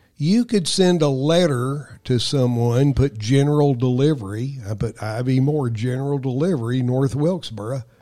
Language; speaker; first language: English; native; English